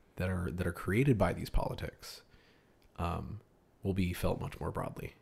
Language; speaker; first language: English; early bilingual, other home language; Italian